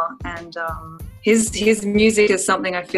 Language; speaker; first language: English; native; English